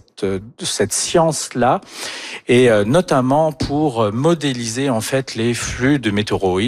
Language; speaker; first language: French; native; French